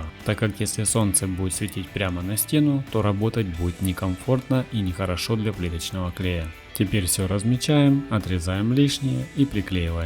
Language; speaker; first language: Russian; native; Russian